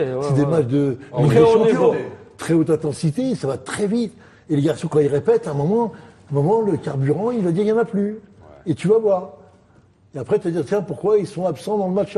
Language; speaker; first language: French; non-native, local second language; Arabic